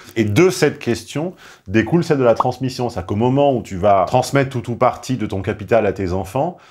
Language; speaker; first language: French; native; French